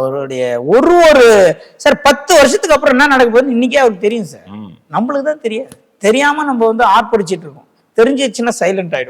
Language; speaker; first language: Tamil; native; Tamil